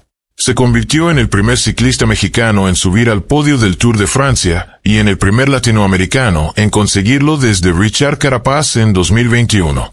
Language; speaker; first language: Spanish; native; Spanish